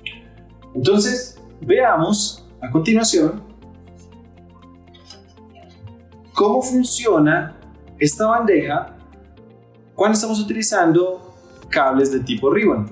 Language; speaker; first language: Spanish; native; Spanish